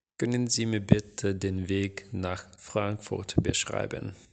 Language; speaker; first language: German; non-native, fluent; Ukrainian